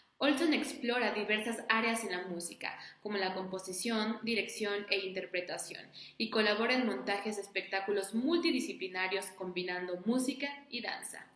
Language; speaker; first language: Spanish; native; Spanish